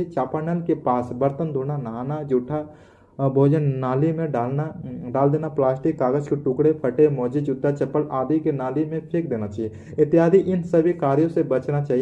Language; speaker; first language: Hindi; native; Hindi